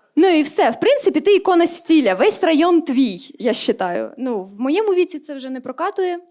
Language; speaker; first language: Ukrainian; native; Ukrainian